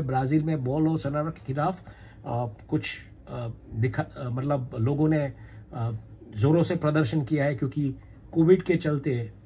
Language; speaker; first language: Hindi; non-native, local second language; Gujarati